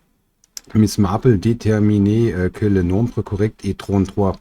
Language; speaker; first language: French; non-native, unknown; German